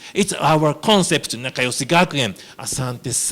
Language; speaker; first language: English; non-native, learner; Japanese